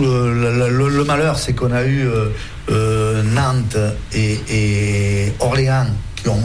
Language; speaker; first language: French; native; French